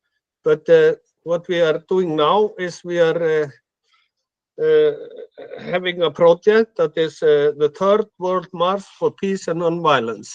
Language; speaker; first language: English; non-native, fluent; Icelandic